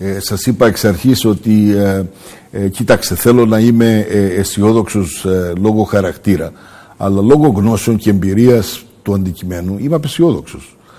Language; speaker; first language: Greek; early bilingual, heritage; Greek